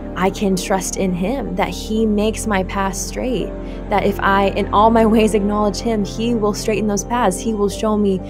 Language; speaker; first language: English; native; English